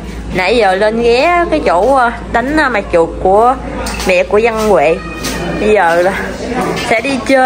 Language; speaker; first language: Vietnamese; native; Vietnamese